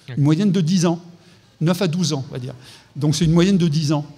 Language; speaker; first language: French; native; French